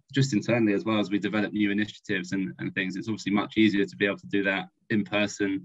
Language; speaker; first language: English; native; English